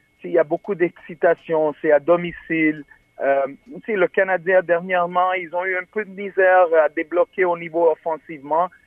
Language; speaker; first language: French; native; French